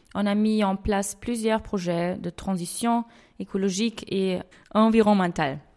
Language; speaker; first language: French; non-native, fluent; German